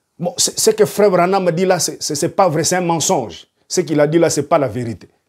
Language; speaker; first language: French; non-native, local second language; Lingala